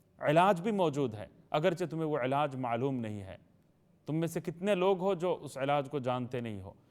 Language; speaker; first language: Urdu; native; Urdu